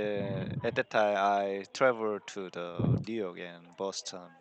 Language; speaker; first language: English; non-native, learner; Korean